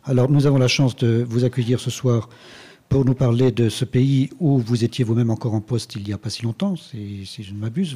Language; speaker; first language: French; native; French